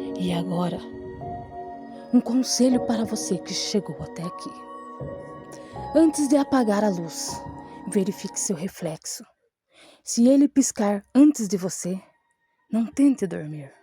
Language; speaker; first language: Portuguese; native; Portuguese